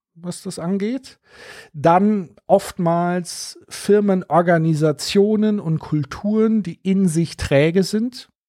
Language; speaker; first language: German; native; German